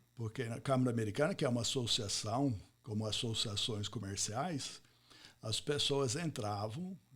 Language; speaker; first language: Portuguese; non-native, fluent; English